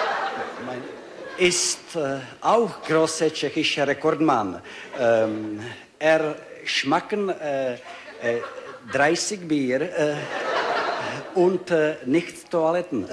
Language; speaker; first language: German; non-native, learner; Czech